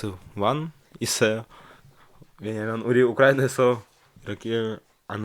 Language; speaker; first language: Korean; non-native, learner; Russian